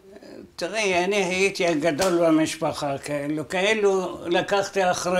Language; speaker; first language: Hebrew; non-native, fluent; Arabic